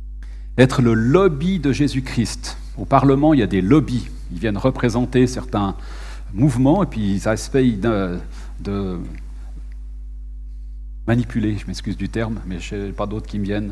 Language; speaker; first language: French; native; French